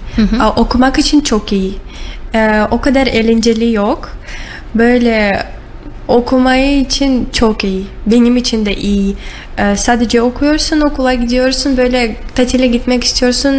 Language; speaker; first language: Turkish; non-native, learner; Russian